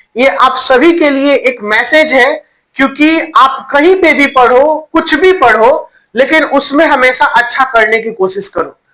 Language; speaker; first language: Hindi; native; Hindi